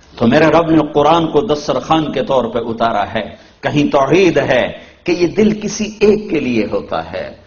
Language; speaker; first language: Urdu; non-native, local second language; Saraiki